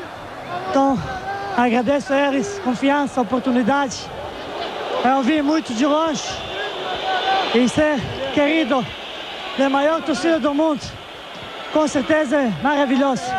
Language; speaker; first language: Portuguese; non-native, fluent; Serbian